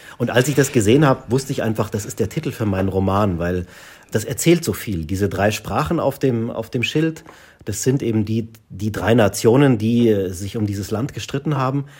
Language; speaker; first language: German; native; German